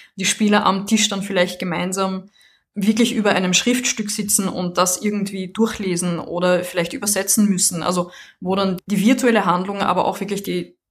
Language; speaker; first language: German; native; German